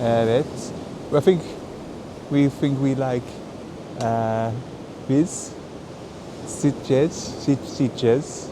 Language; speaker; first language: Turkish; non-native, learner; English